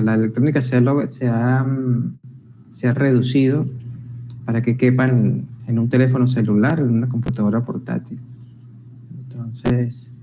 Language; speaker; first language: Spanish; native; Spanish